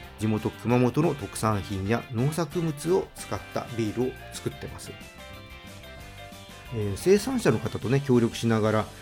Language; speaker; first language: Japanese; native; Japanese